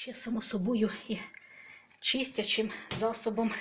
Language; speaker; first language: Ukrainian; native; Ukrainian